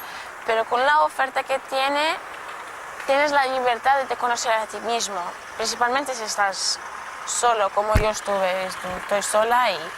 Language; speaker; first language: Spanish; non-native, local second language; Portuguese